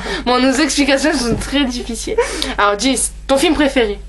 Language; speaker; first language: French; native; French